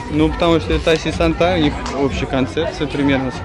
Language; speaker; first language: Russian; native; Russian